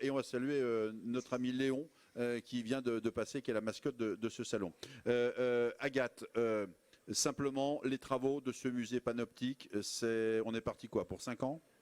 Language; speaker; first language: French; native; French